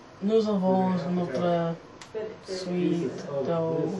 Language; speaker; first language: French; non-native, learner; English